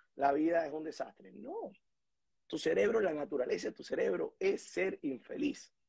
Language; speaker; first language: Spanish; native; Spanish